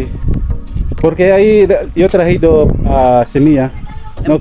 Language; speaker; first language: Spanish; non-native, learner; Filipino